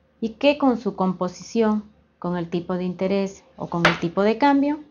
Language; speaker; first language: Spanish; native; Spanish